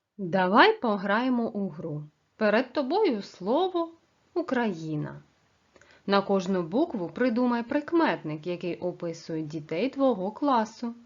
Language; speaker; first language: Ukrainian; native; Ukrainian